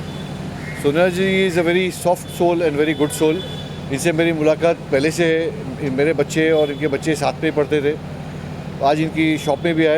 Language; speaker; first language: Hindi; native; Hindi